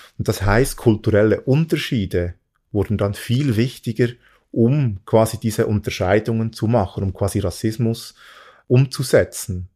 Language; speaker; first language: German; early bilingual, other home language; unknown